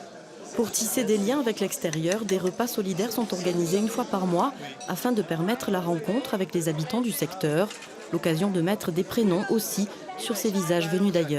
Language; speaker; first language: French; native; French